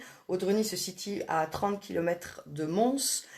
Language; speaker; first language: French; native; French